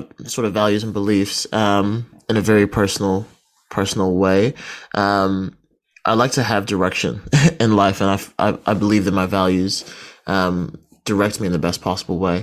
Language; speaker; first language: English; native; English